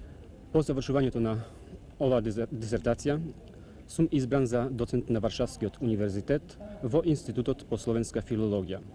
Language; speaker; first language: Macedonian; non-native, fluent; Polish